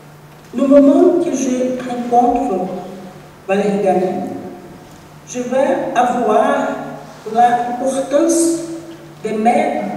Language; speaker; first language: French; non-native, learner; Portuguese